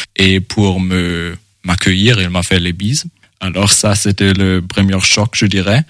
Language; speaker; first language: French; non-native, fluent; German